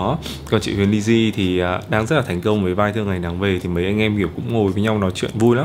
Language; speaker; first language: Vietnamese; native; Vietnamese